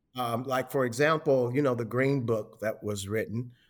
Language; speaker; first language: English; native; English